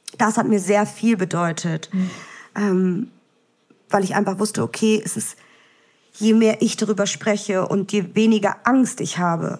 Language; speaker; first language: German; early bilingual, other home language; Vietnamese